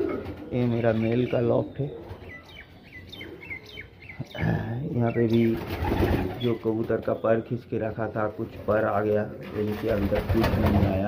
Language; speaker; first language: Hindi; non-native, local second language; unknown